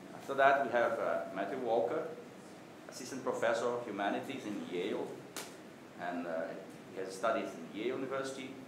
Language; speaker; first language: English; non-native, fluent; Portuguese